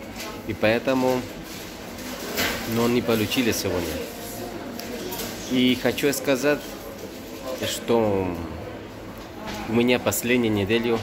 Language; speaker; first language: Russian; non-native, learner; Spanish